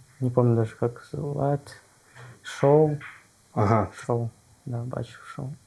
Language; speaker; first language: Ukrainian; non-native, local second language; Russian